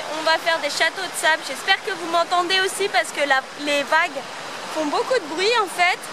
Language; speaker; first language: French; native; French